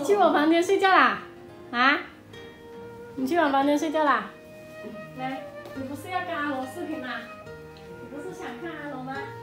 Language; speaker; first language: Chinese; non-native, local second language; Hakka Chinese